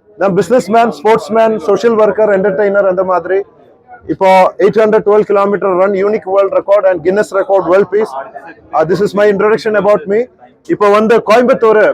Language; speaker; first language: Tamil; non-native, learner; Malayalam